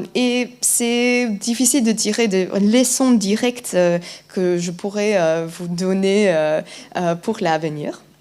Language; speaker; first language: French; non-native, fluent; Polish